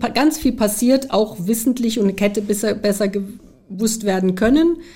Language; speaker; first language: German; early bilingual, heritage; German